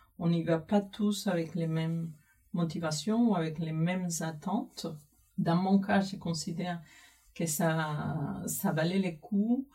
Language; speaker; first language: French; non-native, fluent; Spanish